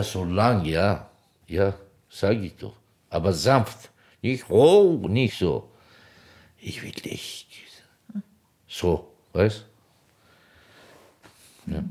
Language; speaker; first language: German; non-native, local second language; Turkish